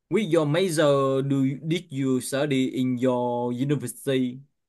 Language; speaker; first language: English; non-native, learner; Vietnamese